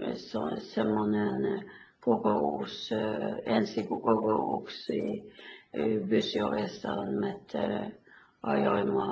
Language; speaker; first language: Finnish; early bilingual, heritage; Finnish